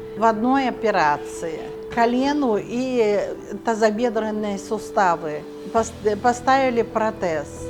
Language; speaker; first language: Russian; non-native, local second language; Kyrgyz